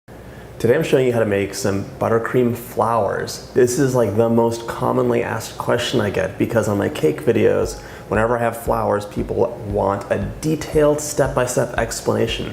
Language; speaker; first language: English; native; English